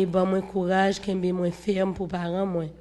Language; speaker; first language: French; non-native, local second language; Haitian Creole